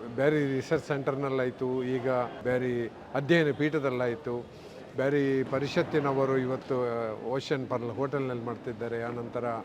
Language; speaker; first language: Kannada; non-native, local second language; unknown